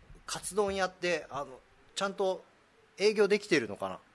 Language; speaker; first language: Japanese; native; Japanese